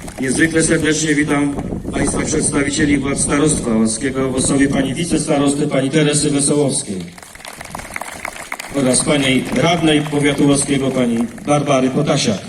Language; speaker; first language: Polish; native; Polish